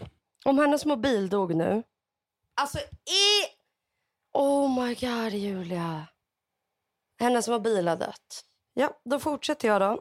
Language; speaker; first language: Swedish; native; Swedish